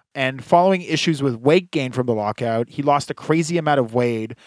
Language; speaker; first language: English; early bilingual, other home language; Hebrew